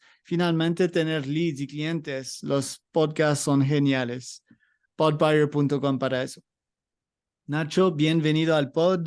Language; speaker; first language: Spanish; non-native, learner; English